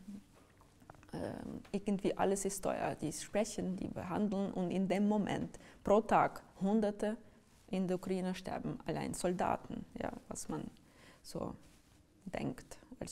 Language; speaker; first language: German; non-native, fluent; Ukrainian